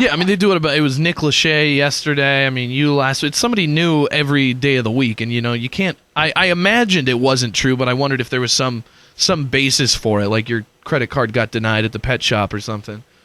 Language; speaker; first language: English; native; English